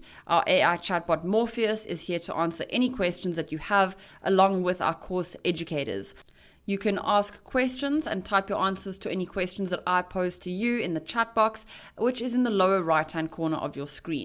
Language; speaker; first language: English; native; English